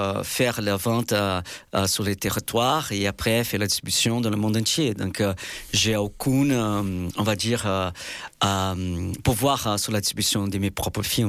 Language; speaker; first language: French; non-native, fluent; Portuguese